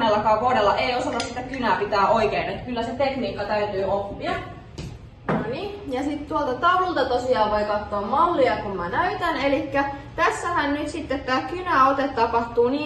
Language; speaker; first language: Finnish; native; Finnish